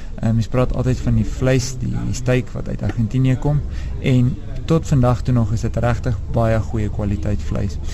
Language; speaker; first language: Afrikaans; native; Afrikaans